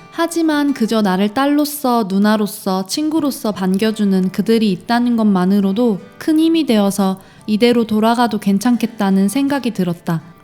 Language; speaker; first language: Korean; native; Korean